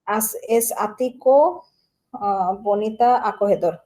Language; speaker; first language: Spanish; non-native, learner; Bangla